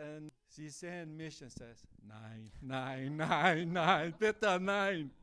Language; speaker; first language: German; non-native, learner; English